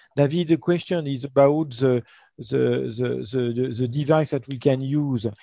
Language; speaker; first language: English; non-native, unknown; French